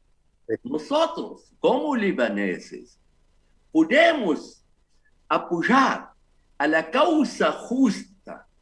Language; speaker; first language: Spanish; non-native, fluent; Arabic